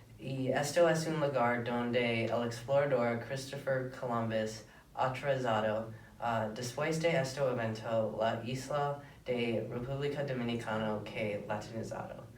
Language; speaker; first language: Spanish; non-native, learner; English